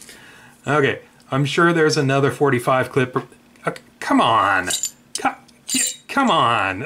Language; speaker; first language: English; native; English